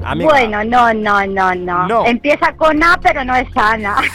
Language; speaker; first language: Spanish; non-native, fluent; Romanian